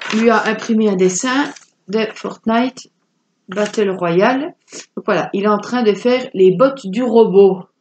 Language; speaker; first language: French; native; French